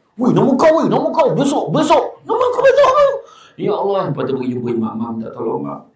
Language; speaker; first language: Malay; native; Malay